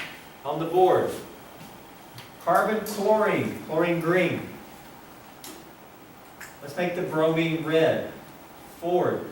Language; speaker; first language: English; native; English